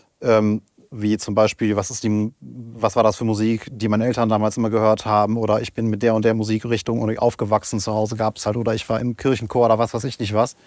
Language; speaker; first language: German; native; German